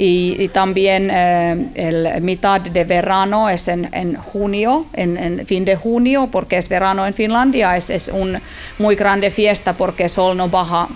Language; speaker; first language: Spanish; non-native, learner; Finnish